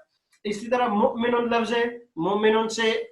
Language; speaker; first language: Urdu; native; Urdu